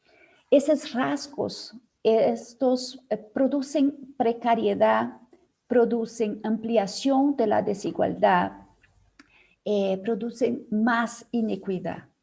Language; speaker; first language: Spanish; non-native, fluent; Portuguese